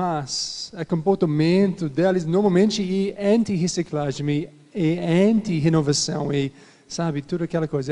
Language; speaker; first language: Portuguese; non-native, fluent; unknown